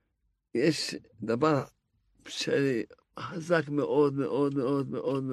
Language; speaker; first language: Hebrew; non-native, fluent; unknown